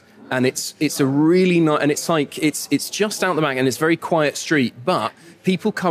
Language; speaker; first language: English; native; English